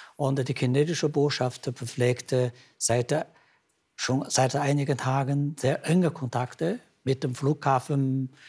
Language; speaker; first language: German; non-native, fluent; Chinese